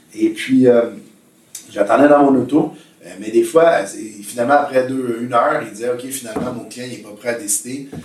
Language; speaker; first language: French; native; French